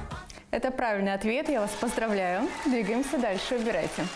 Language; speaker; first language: Russian; native; Russian